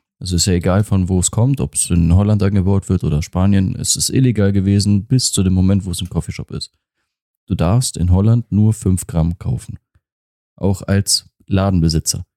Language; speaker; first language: German; native; German